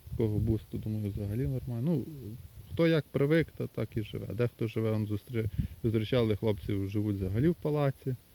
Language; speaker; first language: Ukrainian; native; Ukrainian